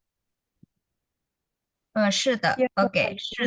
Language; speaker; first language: Chinese; non-native, fluent; Indonesian